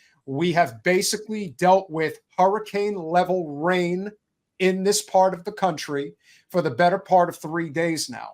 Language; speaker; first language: English; native; English